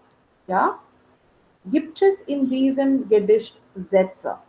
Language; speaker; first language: German; non-native, fluent; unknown